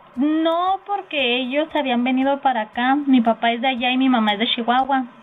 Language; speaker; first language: Spanish; early bilingual, heritage; Spanish